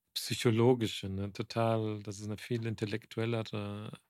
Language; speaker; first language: German; native; German